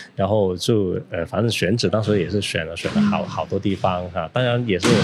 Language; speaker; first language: Chinese; native; Chinese